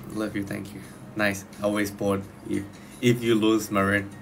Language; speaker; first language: English; non-native, learner; Thai